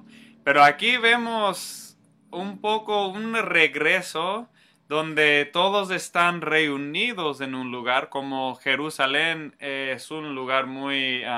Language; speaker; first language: Spanish; non-native, fluent; English